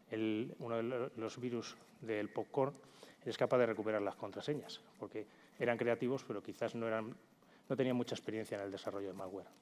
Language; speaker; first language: Spanish; native; Spanish